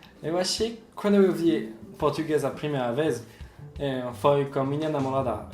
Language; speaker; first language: Portuguese; non-native, fluent; French